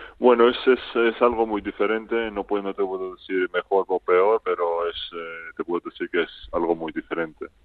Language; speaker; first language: Spanish; non-native, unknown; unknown